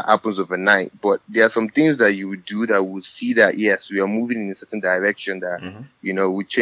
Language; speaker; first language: English; non-native, local second language; Yoruba